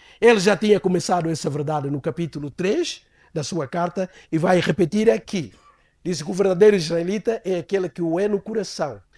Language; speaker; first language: Portuguese; native; Portuguese